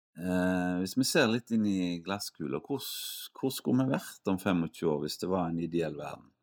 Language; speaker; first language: Norwegian; native; Norwegian